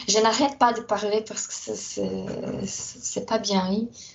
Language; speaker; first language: French; non-native, fluent; Portuguese